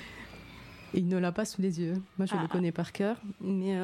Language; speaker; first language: French; non-native, fluent; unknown